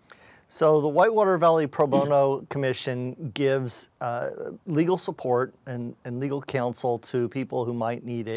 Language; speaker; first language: English; native; English